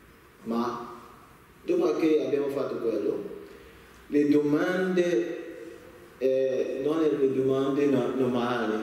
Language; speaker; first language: Italian; non-native, learner; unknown